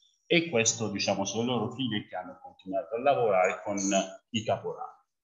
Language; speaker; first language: Italian; non-native, fluent; French